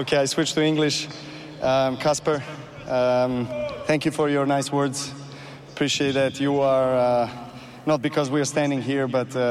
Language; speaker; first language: English; non-native, fluent; Serbian